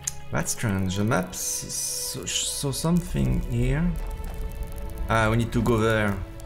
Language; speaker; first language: English; non-native, fluent; French